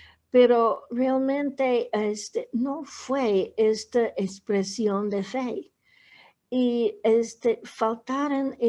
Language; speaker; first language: Spanish; non-native, fluent; English